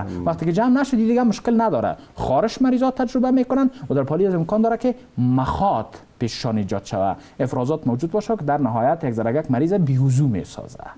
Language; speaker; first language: Persian; native; Persian